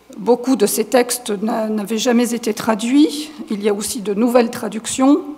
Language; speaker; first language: French; native; French